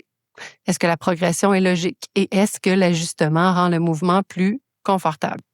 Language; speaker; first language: French; native; French